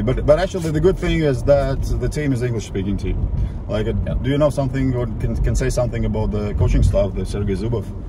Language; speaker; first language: English; non-native, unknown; Latvian